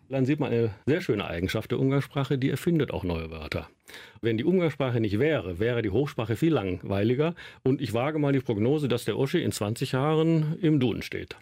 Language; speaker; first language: German; native; German